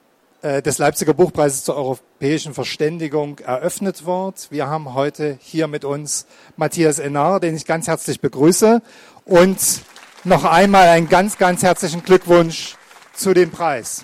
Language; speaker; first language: German; native; German